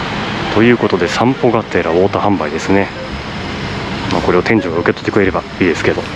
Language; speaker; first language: Japanese; native; Japanese